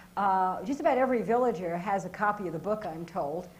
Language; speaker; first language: English; native; English